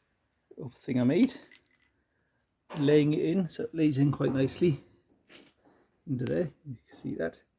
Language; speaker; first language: English; native; English